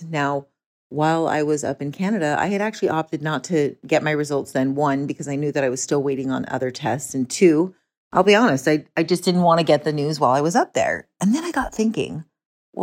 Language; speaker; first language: English; native; English